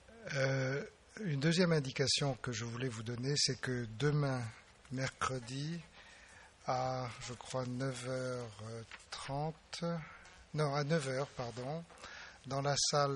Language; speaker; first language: French; native; French